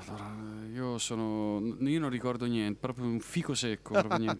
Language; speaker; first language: Italian; native; Italian